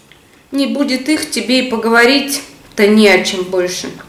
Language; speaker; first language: Russian; native; Russian